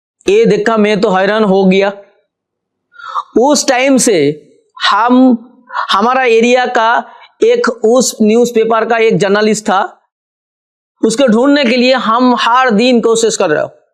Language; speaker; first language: Hindi; non-native, local second language; Bangla